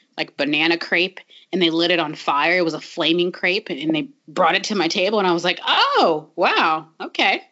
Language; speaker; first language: English; native; English